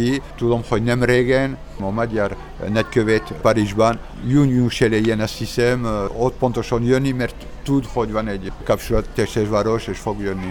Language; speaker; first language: Hungarian; non-native, learner; French